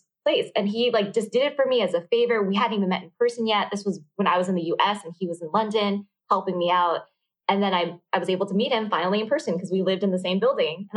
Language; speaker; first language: English; early bilingual, other home language; Vietnamese